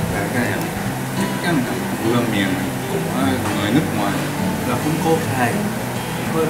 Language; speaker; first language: Vietnamese; non-native, learner; Japanese